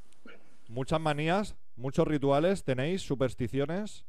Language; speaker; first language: Spanish; native; Spanish